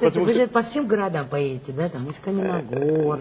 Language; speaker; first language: Russian; non-native, learner; English